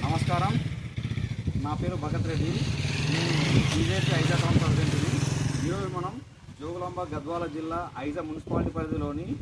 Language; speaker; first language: Telugu; native; Telugu